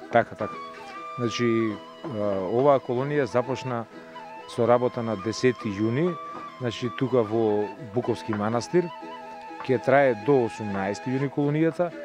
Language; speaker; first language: Macedonian; native; Macedonian